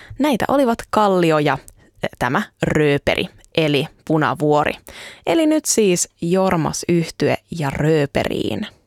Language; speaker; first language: Finnish; native; Finnish